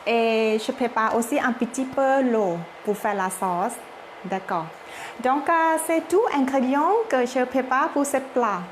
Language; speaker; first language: French; non-native, learner; Thai